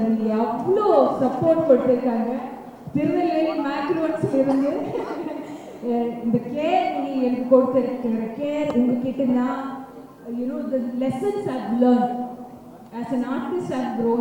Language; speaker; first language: Tamil; non-native, learner; Malayalam